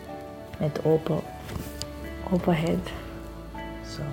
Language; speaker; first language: Dutch; non-native, learner; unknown